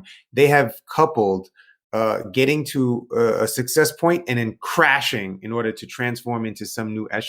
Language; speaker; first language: English; native; English